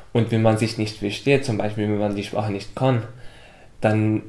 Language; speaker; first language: German; non-native, fluent; Arabic